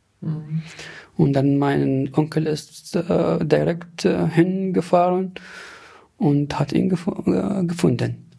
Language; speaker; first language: German; non-native, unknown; Arabic